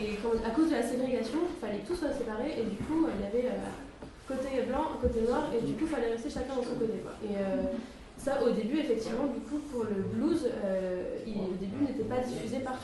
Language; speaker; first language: French; native; French